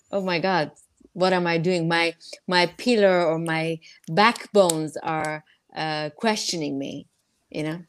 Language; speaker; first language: English; non-native, fluent; Persian